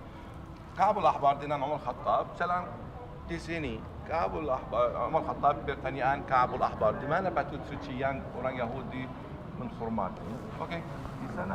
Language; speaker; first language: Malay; non-native, learner; Arabic